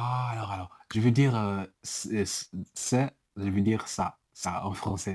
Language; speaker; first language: French; non-native, learner; English